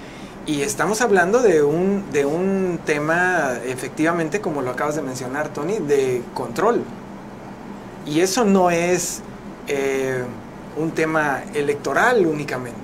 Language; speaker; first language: Spanish; native; Spanish